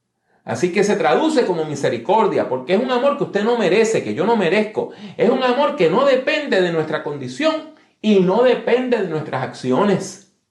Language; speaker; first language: Spanish; native; Spanish